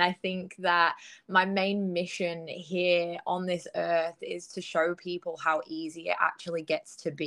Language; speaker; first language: English; native; English